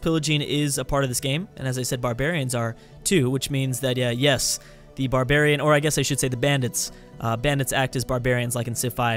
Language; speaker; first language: English; native; English